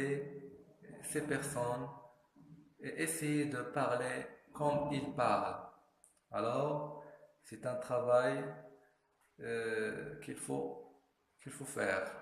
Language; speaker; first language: French; non-native, fluent; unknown